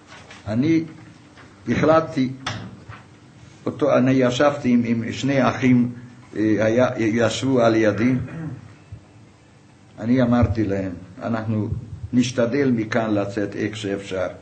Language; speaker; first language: Hebrew; non-native, fluent; Hungarian